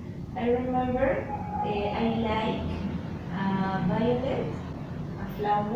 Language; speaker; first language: English; non-native, learner; Spanish